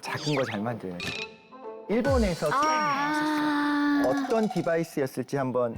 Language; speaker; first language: Korean; native; Korean